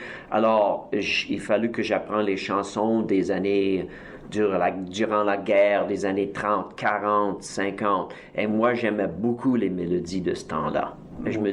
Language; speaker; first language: French; native; French